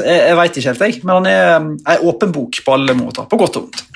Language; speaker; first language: Norwegian; native; Norwegian